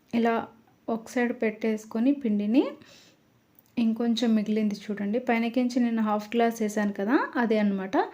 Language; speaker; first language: Telugu; non-native, local second language; Lambadi